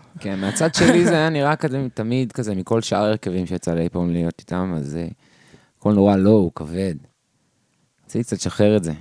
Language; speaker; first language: Hebrew; native; Hebrew